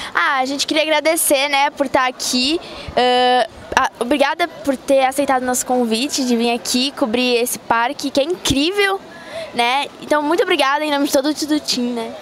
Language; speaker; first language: Portuguese; native; Portuguese